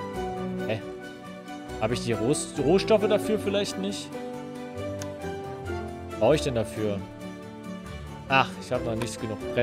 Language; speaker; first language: German; native; German